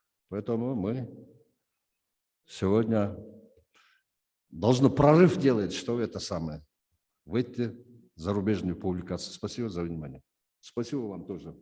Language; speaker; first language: Russian; non-native, local second language; Kyrgyz